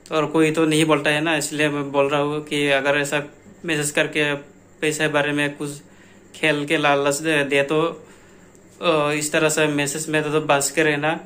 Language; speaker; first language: Hindi; non-native, local second language; Marathi